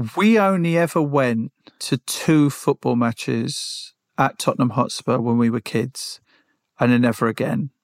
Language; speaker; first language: English; native; English